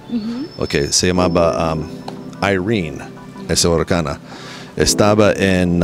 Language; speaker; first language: Spanish; non-native, learner; English